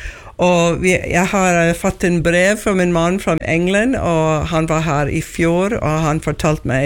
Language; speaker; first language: Norwegian; non-native, learner; English